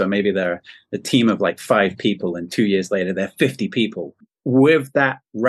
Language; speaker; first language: English; native; English